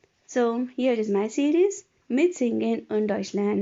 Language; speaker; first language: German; non-native, fluent; Hindi